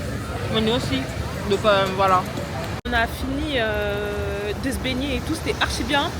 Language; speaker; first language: French; native; French